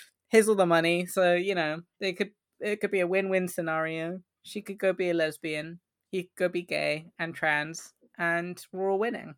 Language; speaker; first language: English; native; English